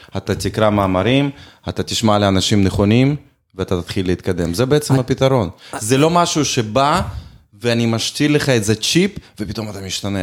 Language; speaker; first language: Hebrew; non-native, fluent; Russian